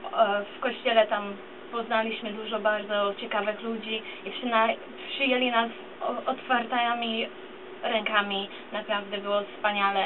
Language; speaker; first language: Polish; early bilingual, other home language; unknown